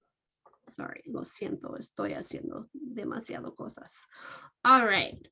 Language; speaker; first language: Spanish; non-native, fluent; English